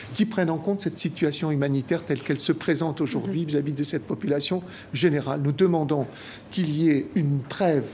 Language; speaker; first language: French; native; French